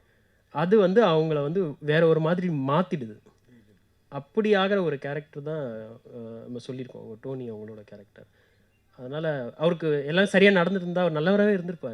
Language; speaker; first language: Tamil; native; Tamil